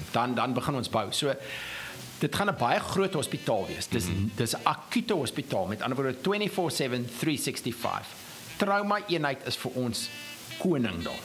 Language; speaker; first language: Afrikaans; non-native, local second language; English